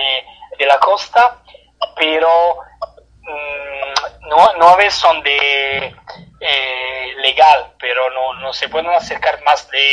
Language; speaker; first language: Spanish; non-native, fluent; Italian